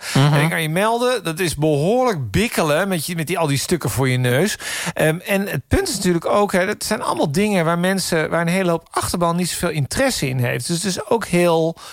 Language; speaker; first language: Dutch; native; Dutch